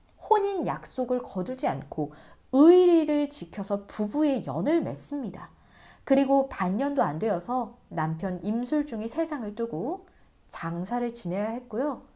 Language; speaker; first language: Korean; native; Korean